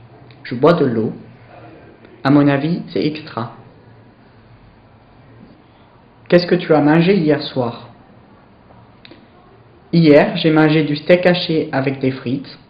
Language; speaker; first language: French; non-native, learner; English